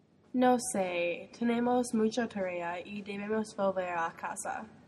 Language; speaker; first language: Spanish; non-native, learner; English